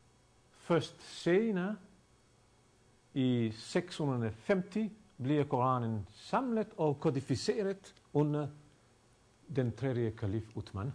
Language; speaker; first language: Danish; non-native, fluent; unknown